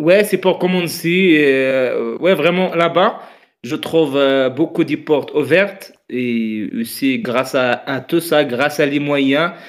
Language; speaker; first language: French; non-native, fluent; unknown